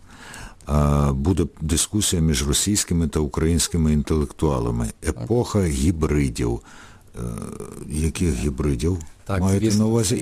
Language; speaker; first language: Ukrainian; native; Ukrainian